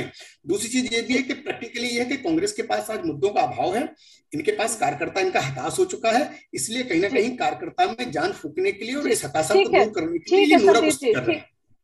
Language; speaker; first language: Hindi; native; Hindi